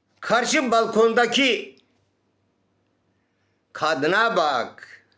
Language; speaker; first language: Turkish; native; Turkish